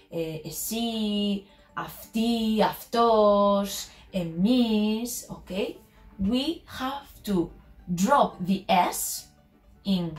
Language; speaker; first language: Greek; non-native, learner; English